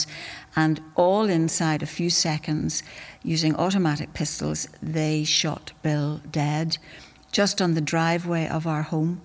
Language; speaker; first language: English; native; English